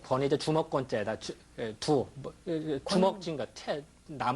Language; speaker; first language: Korean; native; Korean